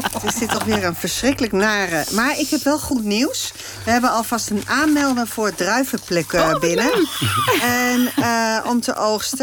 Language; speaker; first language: Dutch; native; Dutch